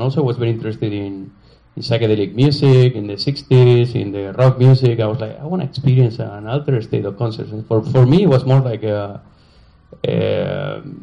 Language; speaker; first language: English; non-native, fluent; Spanish